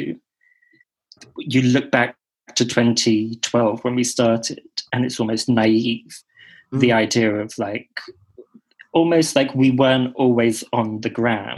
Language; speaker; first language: English; native; English